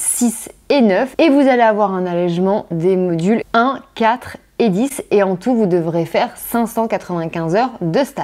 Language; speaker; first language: French; native; French